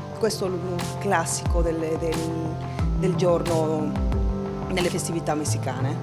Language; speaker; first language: Italian; non-native, fluent; Spanish